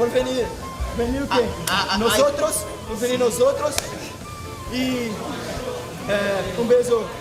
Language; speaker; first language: Spanish; non-native, learner; Portuguese